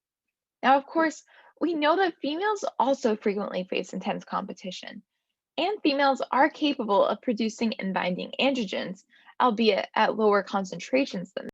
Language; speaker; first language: English; native; English